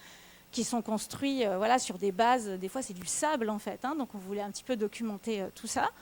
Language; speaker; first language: French; native; French